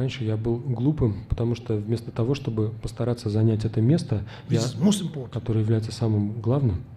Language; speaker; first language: Russian; native; Russian